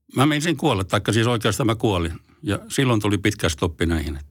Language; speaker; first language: Finnish; native; Finnish